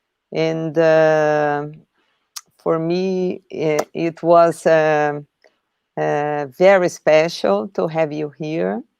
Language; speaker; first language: English; non-native, learner; Portuguese